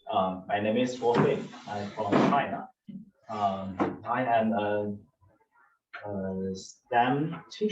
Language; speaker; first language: English; non-native, learner; Chinese